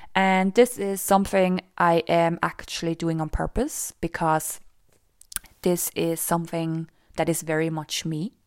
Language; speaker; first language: English; non-native, fluent; German